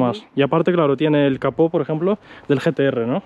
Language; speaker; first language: Spanish; native; Spanish